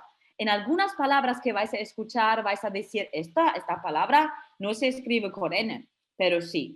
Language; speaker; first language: Spanish; non-native, fluent; German